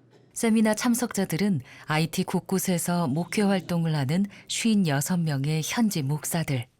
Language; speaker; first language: Korean; native; Korean